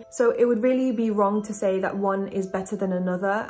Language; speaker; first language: English; native; English